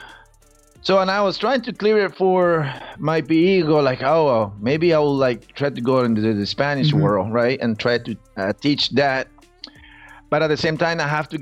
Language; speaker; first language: English; non-native, fluent; Spanish